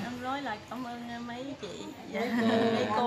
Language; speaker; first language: Vietnamese; non-native, local second language; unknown